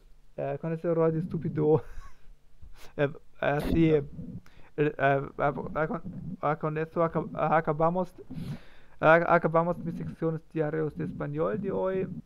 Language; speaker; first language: Spanish; non-native, learner; German